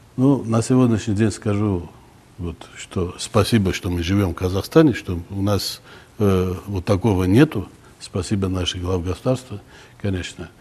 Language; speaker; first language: Russian; non-native, local second language; Armenian